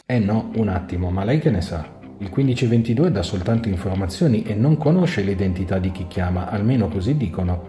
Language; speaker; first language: Italian; native; Italian